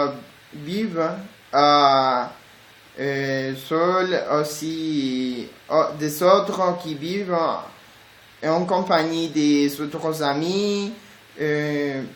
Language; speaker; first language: French; non-native, learner; Spanish